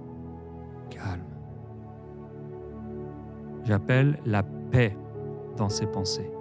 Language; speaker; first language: French; native; French